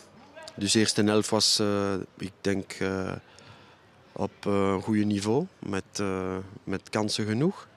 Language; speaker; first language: Dutch; non-native, local second language; French